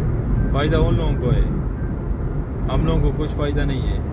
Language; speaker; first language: Hindi; non-native, local second language; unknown